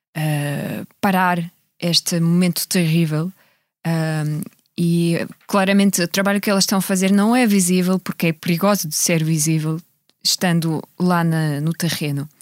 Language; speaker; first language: Portuguese; non-native, fluent; Russian